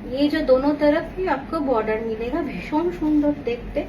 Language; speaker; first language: Hindi; non-native, local second language; Bangla